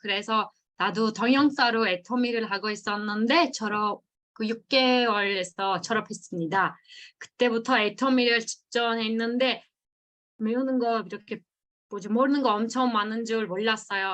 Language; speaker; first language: Korean; non-native, fluent; Turkish